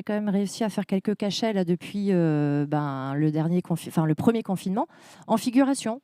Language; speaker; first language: French; native; French